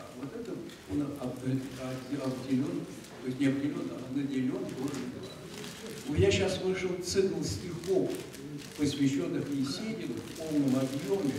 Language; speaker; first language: Russian; native; Russian